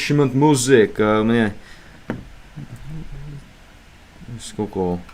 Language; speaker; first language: Russian; non-native, learner; English